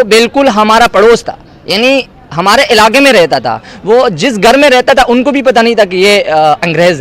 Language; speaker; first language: Hindi; non-native, local second language; Pashto